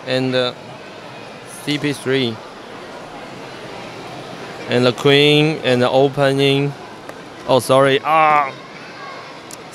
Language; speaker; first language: English; non-native, learner; Chinese